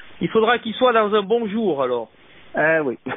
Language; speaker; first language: French; native; French